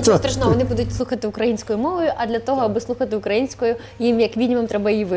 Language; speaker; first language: Ukrainian; native; Ukrainian